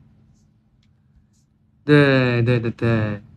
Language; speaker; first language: Chinese; non-native, learner; Japanese